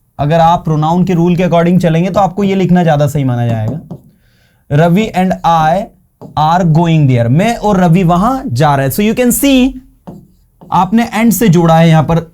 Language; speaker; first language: Hindi; native; Hindi